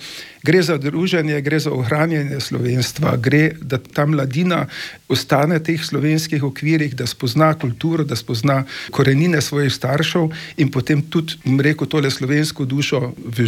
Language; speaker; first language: Slovenian; native; Slovenian